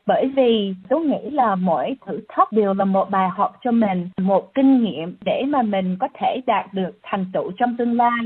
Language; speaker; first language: Vietnamese; early bilingual, heritage; Vietnamese